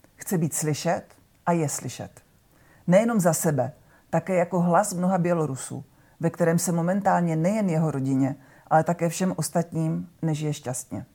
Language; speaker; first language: Czech; native; Czech